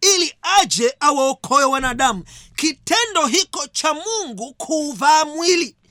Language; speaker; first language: Swahili; native; Swahili